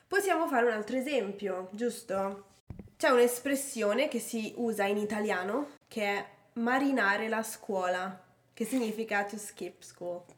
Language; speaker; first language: Italian; native; Italian